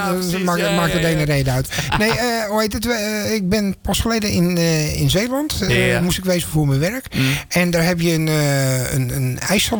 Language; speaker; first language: Dutch; native; Dutch